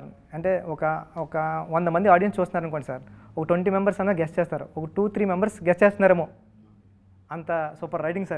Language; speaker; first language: Telugu; native; Telugu